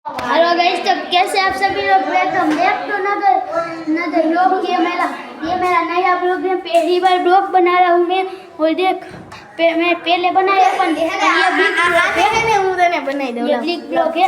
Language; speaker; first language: Hindi; non-native, local second language; Gujarati